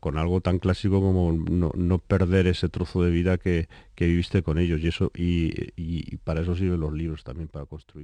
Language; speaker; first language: Spanish; native; Spanish